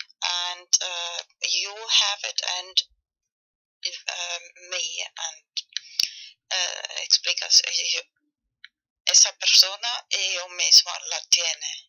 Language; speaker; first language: Spanish; non-native, fluent; German